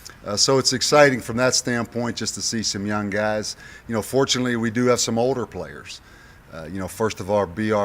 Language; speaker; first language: English; native; English